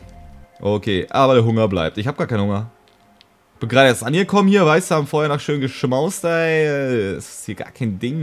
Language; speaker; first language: German; native; German